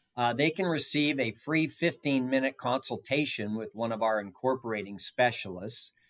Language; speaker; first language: English; native; English